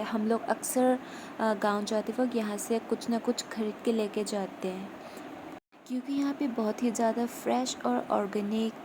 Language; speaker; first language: Hindi; non-native, local second language; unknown